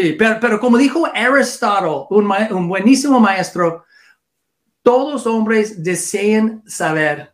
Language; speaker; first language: Spanish; non-native, learner; English